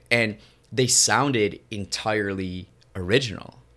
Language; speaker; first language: English; native; English